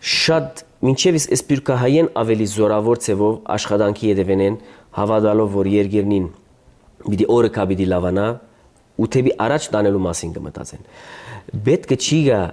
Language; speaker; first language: Armenian; early bilingual, heritage; Armenian